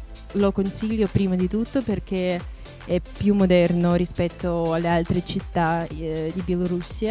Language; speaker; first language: Italian; non-native, fluent; Russian